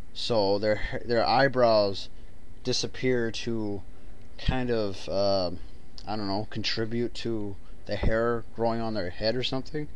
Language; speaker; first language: English; native; English